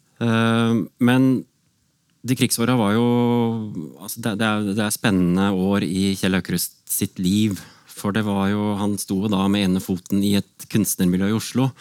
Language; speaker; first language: Norwegian; native; Norwegian